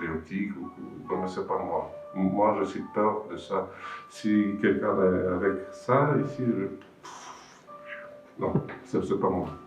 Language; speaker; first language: French; non-native, fluent; Russian